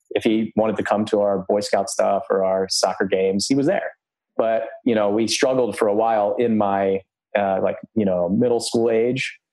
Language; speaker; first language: English; early bilingual, other home language; Croatian